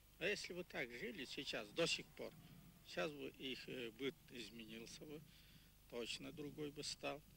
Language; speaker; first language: Russian; non-native, local second language; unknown